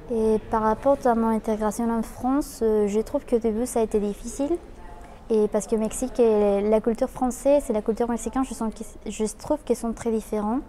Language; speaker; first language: French; non-native, fluent; Spanish